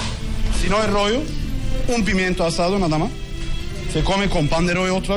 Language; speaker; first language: Spanish; non-native, learner; Turkish